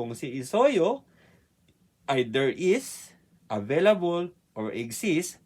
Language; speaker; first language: English; non-native, learner; Filipino